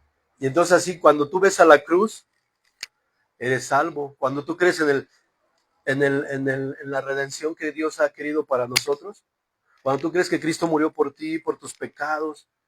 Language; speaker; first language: Spanish; native; Spanish